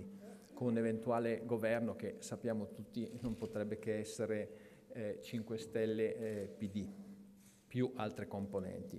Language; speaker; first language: Italian; native; Italian